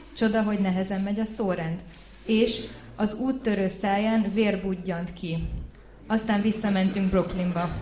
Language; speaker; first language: Hungarian; early bilingual, heritage; Hungarian